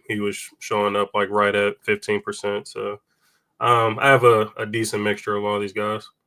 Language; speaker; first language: English; native; English